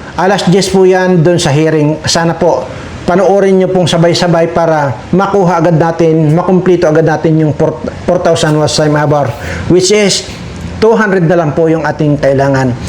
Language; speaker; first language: Filipino; native; Filipino